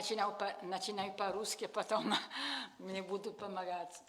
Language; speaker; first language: Russian; non-native, learner; Italian